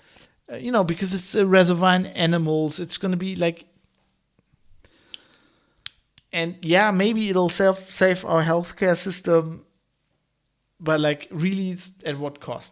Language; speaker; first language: English; non-native, fluent; German